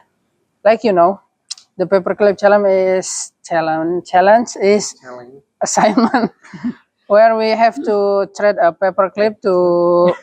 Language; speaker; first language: English; non-native, learner; Indonesian